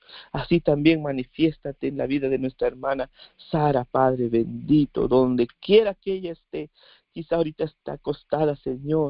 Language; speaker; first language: Spanish; native; Spanish